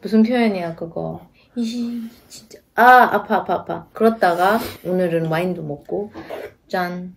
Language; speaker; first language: Korean; non-native, fluent; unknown